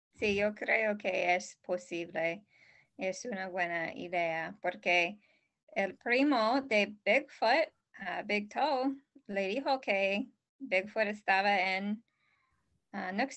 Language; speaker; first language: Spanish; non-native, learner; English